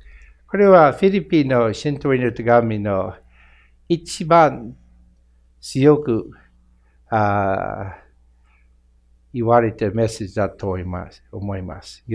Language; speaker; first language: Japanese; non-native, fluent; English